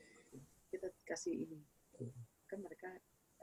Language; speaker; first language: Indonesian; native; Indonesian